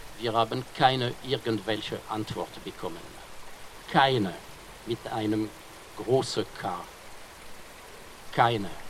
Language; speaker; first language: German; non-native, fluent; French